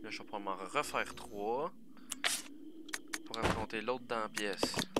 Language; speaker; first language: French; native; French